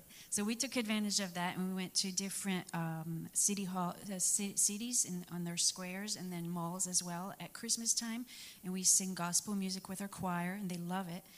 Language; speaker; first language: English; early bilingual, other home language; French